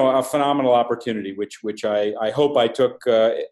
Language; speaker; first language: English; native; English